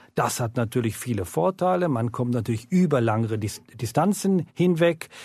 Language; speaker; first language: German; native; German